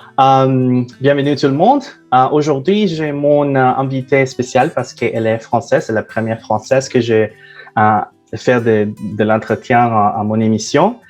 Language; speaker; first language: French; non-native, fluent; Spanish